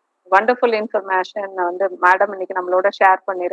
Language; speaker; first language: Tamil; native; Tamil